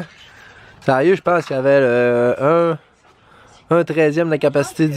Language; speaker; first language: French; native; French